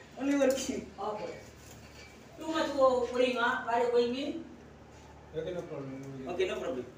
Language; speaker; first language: English; non-native, learner; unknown